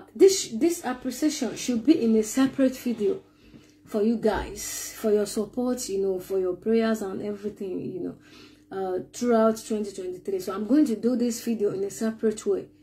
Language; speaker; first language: English; non-native, local second language; Yoruba